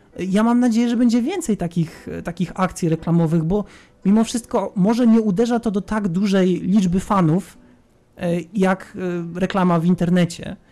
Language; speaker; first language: Polish; native; Polish